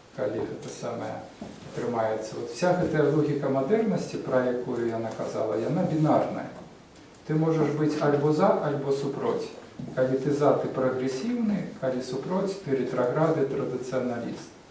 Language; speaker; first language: Belarusian; non-native, local second language; Russian